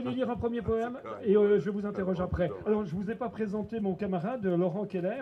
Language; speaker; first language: French; native; French